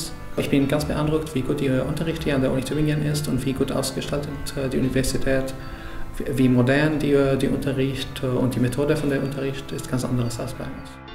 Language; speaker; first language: German; non-native, fluent; Arabic